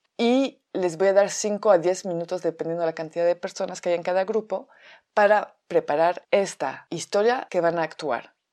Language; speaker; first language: Spanish; non-native, fluent; French